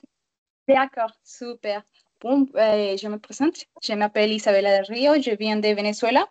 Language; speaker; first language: French; non-native, learner; Spanish